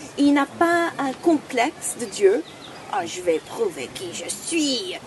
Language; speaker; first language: French; non-native, fluent; English